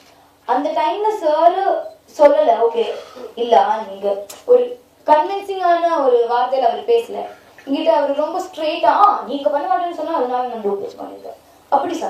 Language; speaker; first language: Tamil; non-native, learner; Malayalam